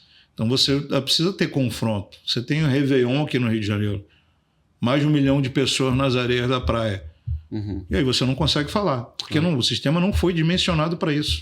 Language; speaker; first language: Portuguese; native; Portuguese